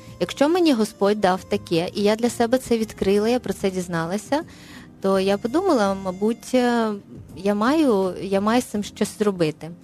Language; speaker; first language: Ukrainian; non-native, local second language; Russian